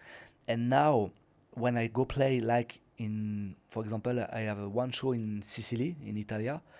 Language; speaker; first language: English; non-native, learner; French